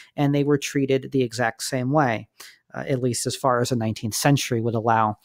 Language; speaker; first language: English; native; English